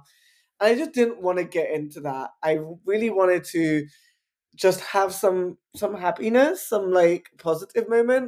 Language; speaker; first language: English; native; English